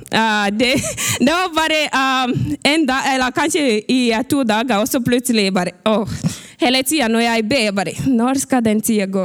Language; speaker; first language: Norwegian; early bilingual, other home language; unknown